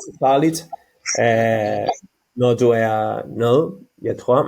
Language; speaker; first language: Danish; non-native, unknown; Catalan